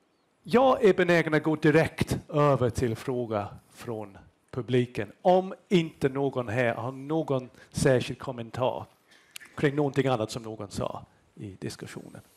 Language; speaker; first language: Swedish; non-native, fluent; English